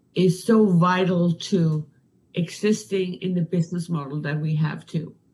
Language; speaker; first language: English; non-native, fluent; Danish